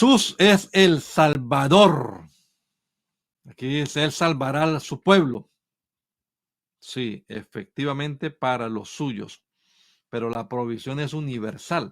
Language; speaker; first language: Spanish; native; Spanish